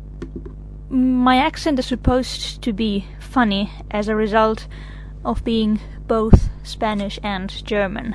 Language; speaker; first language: English; non-native, fluent; Catalan